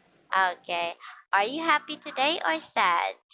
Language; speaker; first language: English; non-native, fluent; Filipino